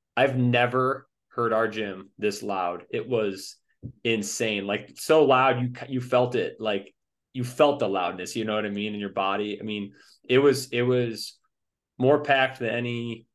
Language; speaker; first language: English; native; English